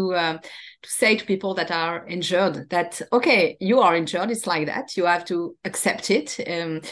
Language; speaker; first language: English; non-native, fluent; French